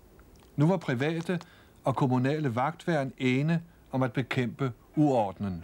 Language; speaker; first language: Danish; native; Danish